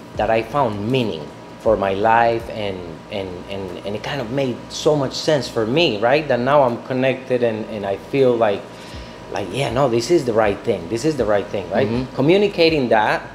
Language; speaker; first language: English; non-native, fluent; Spanish